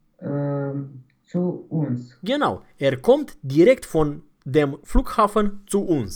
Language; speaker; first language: German; non-native, fluent; Romanian